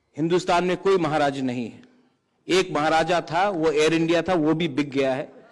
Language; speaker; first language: Hindi; non-native, local second language; Kok Borok